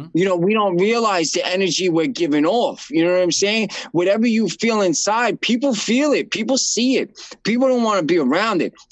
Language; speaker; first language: English; native; English